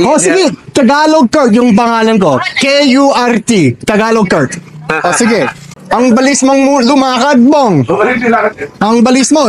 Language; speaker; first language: Filipino; non-native, learner; English